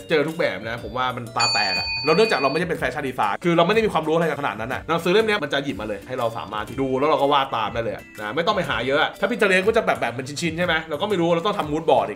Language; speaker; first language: Thai; native; Thai